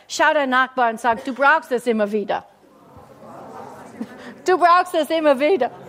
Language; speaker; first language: German; non-native, fluent; English